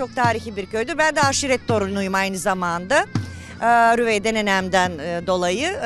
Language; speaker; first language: Turkish; native; Turkish